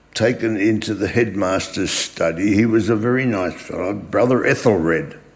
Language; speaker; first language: English; early bilingual, other home language; German